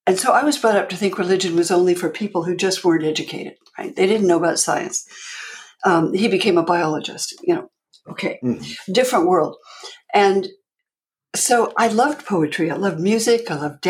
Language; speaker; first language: English; native; English